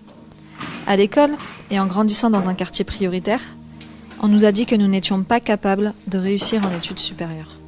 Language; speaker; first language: French; native; French